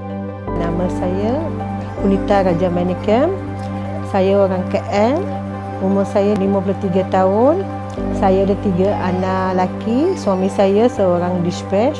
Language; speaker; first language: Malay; non-native, local second language; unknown